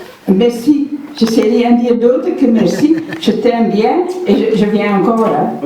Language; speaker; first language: French; non-native, local second language; Dutch